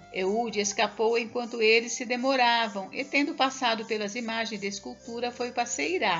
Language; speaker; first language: Portuguese; native; Portuguese